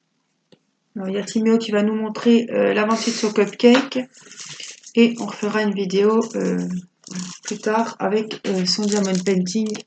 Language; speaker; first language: French; native; French